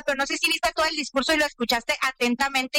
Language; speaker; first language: Spanish; native; Spanish